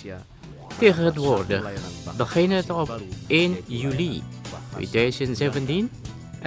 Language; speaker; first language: Dutch; non-native, learner; Indonesian